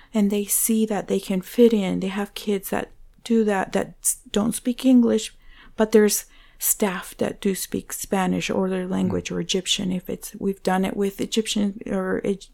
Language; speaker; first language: English; non-native, fluent; Spanish